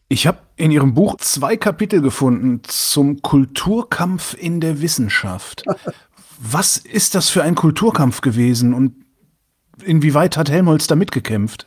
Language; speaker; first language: German; native; German